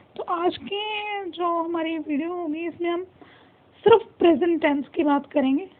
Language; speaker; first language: Hindi; non-native, local second language; Punjabi